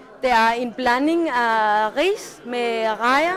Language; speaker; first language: Danish; non-native, fluent; Spanish